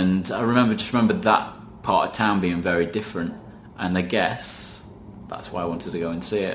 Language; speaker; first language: English; native; English